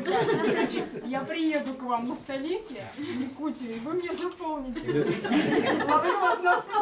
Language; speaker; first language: Russian; native; Russian